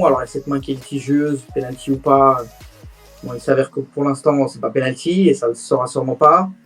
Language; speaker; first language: French; native; French